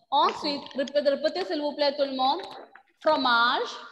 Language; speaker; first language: French; non-native, fluent; Malayalam